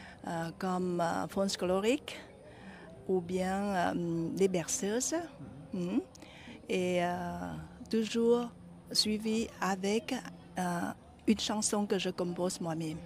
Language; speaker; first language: French; non-native, fluent; Vietnamese